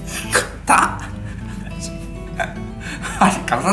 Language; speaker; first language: Vietnamese; non-native, learner; Japanese